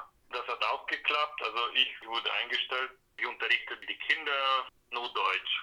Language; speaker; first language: German; non-native, fluent; Slovak